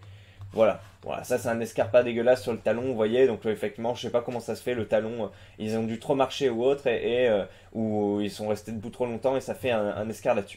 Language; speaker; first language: French; native; French